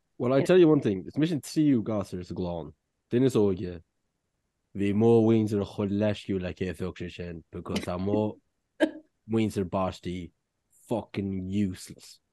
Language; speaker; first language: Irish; native; Irish